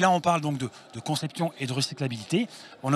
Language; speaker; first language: French; native; French